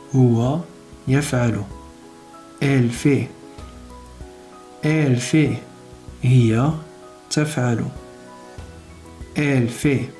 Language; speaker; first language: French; non-native, local second language; Arabic